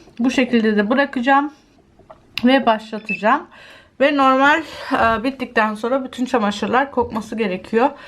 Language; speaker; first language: Turkish; early bilingual, heritage; Turkish